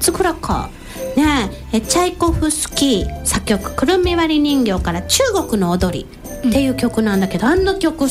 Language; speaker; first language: Japanese; native; Japanese